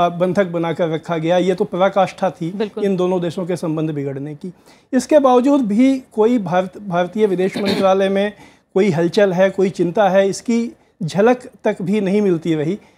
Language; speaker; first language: Hindi; native; Hindi